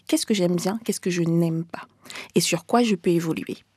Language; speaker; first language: French; native; French